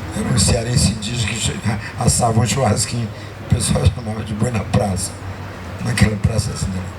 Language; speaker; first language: Portuguese; non-native, local second language; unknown